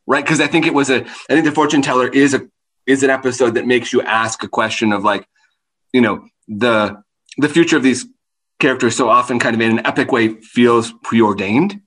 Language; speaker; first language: English; native; English